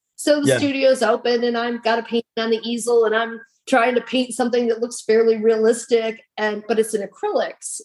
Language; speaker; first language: English; native; English